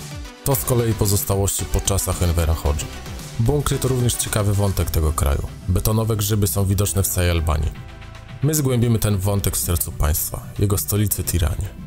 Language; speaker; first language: Polish; native; Polish